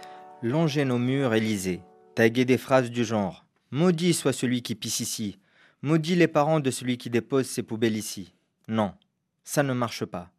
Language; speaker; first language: French; non-native, local second language; Arabic